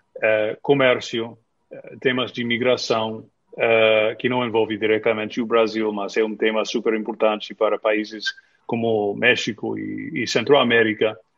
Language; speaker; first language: Portuguese; non-native, fluent; English